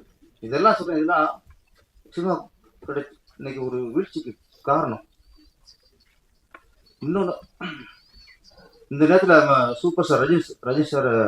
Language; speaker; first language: Tamil; native; Tamil